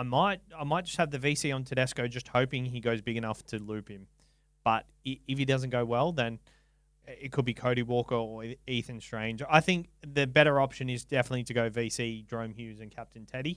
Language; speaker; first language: English; native; English